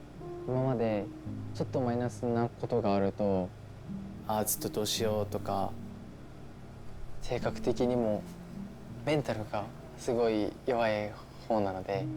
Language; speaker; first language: Japanese; native; Japanese